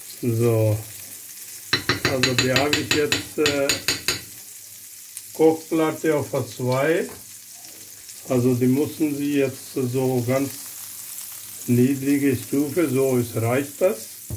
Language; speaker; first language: German; non-native, learner; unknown